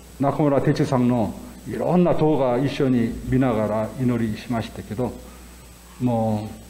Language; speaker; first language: Japanese; non-native, fluent; Korean